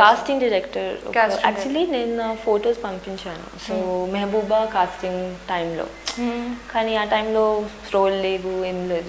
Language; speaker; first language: Telugu; non-native, learner; Hindi